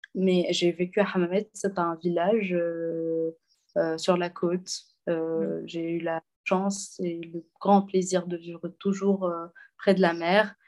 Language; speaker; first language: French; non-native, local second language; Arabic